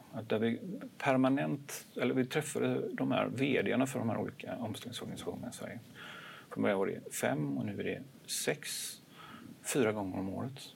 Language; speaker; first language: Swedish; native; Swedish